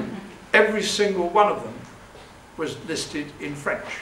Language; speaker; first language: English; native; English